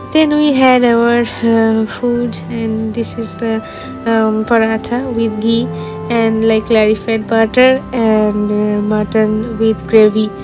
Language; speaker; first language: English; non-native, local second language; Bangla